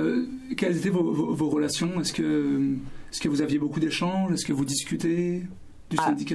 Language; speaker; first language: French; native; French